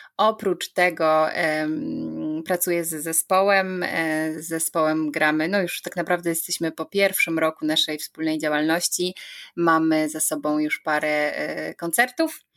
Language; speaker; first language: Polish; native; Polish